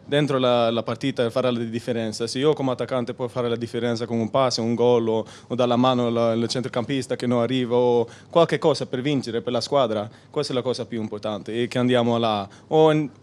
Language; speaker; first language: Italian; non-native, learner; Spanish